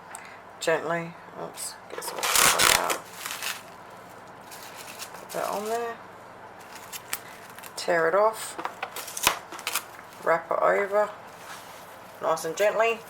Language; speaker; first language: English; native; English